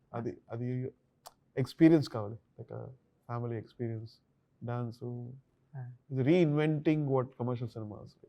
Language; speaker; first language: Telugu; non-native, learner; Tamil